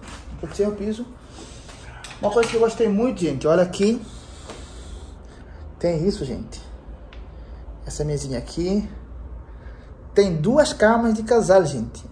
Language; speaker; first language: Portuguese; non-native, learner; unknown